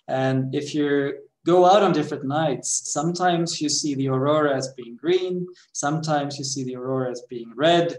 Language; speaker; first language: English; non-native, fluent; Swedish